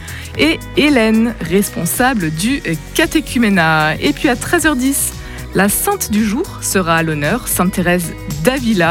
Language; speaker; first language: French; native; French